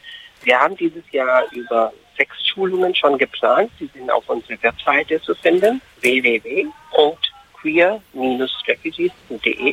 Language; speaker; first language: German; non-native, fluent; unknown